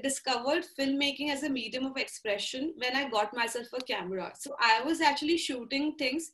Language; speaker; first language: English; non-native, local second language; Marathi